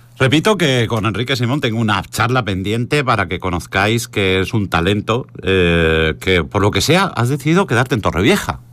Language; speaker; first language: Spanish; native; Spanish